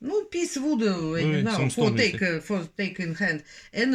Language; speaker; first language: English; non-native, learner; Russian